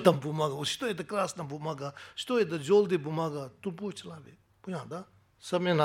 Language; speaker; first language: Russian; non-native, learner; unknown